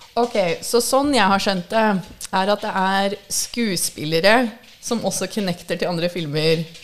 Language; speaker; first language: Norwegian; early bilingual, other home language; English